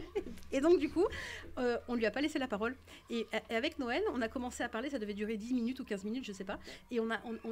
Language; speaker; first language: French; native; French